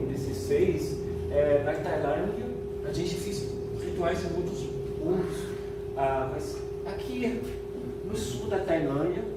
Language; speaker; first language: Portuguese; non-native, fluent; German